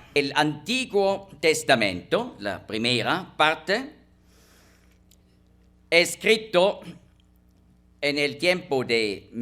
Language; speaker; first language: Spanish; non-native, fluent; German